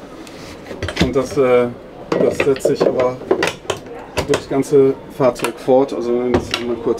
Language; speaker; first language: German; native; German